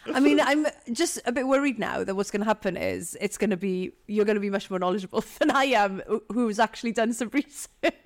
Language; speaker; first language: English; non-native, local second language; Welsh